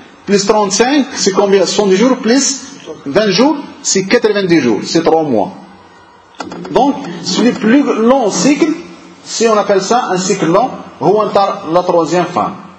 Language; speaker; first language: French; non-native, local second language; Arabic